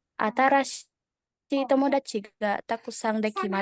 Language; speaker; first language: Japanese; non-native, learner; Indonesian